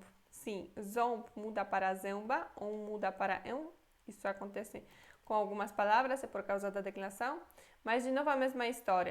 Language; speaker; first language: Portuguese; non-native, fluent; Polish